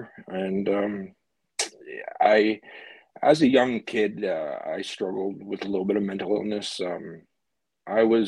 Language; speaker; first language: English; native; English